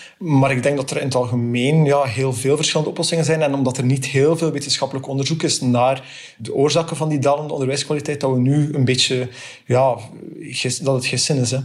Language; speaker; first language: Dutch; native; Dutch